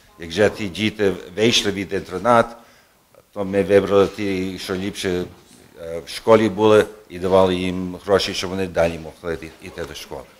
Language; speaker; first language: Ukrainian; early bilingual, heritage; Ukrainian